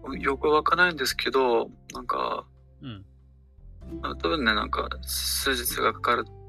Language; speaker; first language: Japanese; non-native, learner; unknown